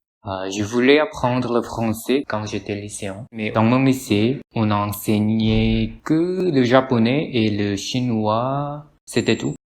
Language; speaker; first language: French; non-native, learner; Korean